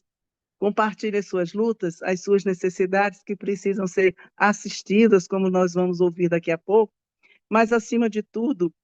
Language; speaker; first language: Portuguese; native; Portuguese